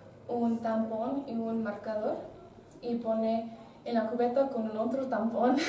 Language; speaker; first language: Spanish; non-native, learner; English